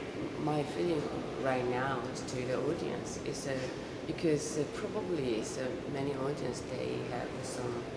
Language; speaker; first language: English; non-native, learner; Korean